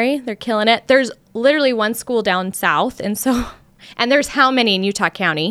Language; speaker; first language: English; native; English